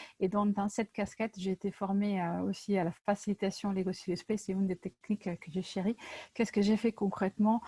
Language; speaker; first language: French; non-native, fluent; Italian